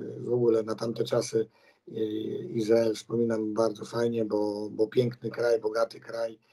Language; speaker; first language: Polish; native; Polish